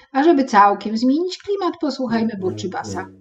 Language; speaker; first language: Polish; native; Polish